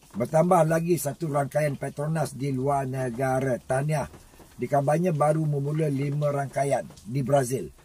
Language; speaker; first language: Malay; native; Malay